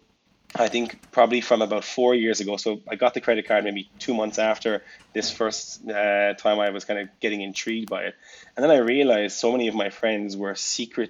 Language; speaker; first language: English; native; English